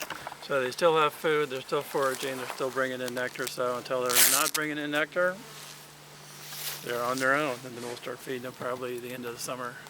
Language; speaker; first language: English; native; English